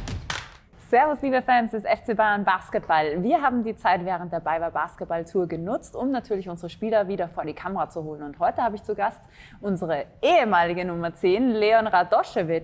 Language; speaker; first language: German; native; German